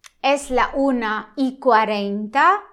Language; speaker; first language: Spanish; non-native, fluent; Italian